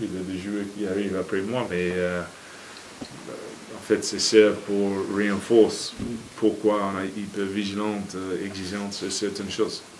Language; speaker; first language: French; non-native, fluent; English